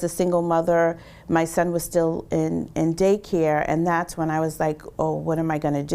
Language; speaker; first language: English; native; English